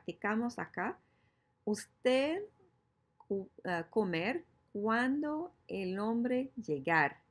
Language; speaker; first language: Spanish; non-native, fluent; English